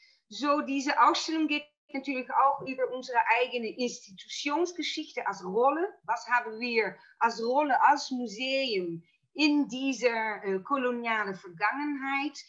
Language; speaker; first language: German; non-native, fluent; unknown